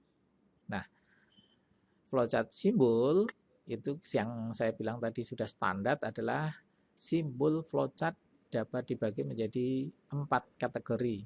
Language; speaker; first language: Indonesian; native; Indonesian